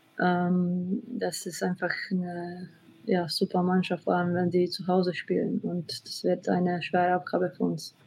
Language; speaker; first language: German; non-native, fluent; Slovenian